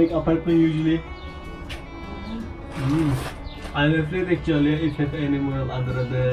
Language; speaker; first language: English; non-native, learner; Turkish